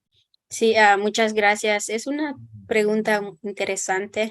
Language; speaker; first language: Spanish; non-native, local second language; Kʼicheʼ